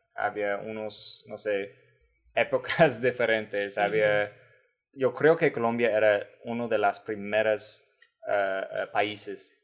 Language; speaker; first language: Spanish; non-native, learner; English